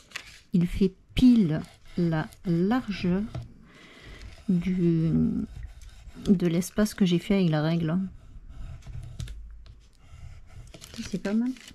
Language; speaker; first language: French; native; French